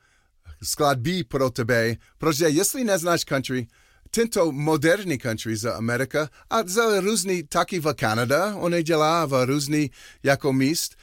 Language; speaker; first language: Czech; non-native, learner; English